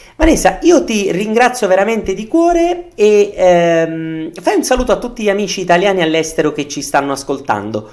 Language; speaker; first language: Italian; native; Italian